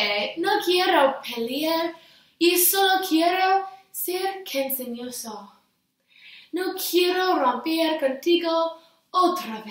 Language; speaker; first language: Spanish; non-native, learner; English